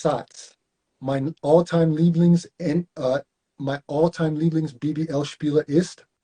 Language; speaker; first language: German; non-native, learner; English